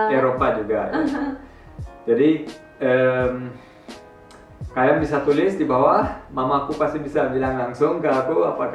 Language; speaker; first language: Indonesian; early bilingual, heritage; Indonesian